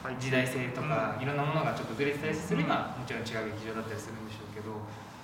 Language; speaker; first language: Japanese; native; Japanese